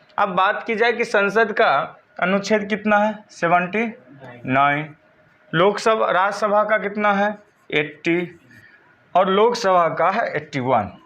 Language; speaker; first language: Hindi; native; Hindi